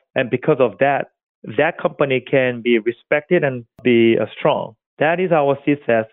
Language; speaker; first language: English; non-native, fluent; Korean